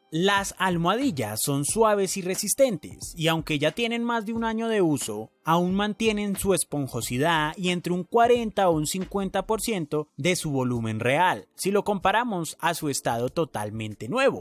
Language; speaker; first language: Spanish; native; Spanish